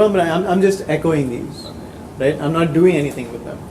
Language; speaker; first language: English; native; English